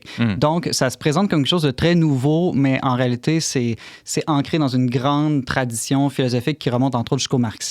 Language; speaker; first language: French; native; French